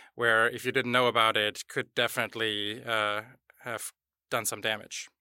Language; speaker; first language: English; non-native, fluent; German